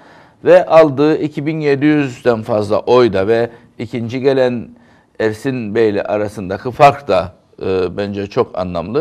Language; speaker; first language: Turkish; native; Turkish